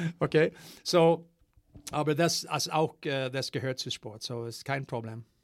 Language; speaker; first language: German; non-native, learner; English